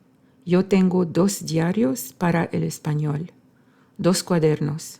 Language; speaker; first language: Spanish; non-native, fluent; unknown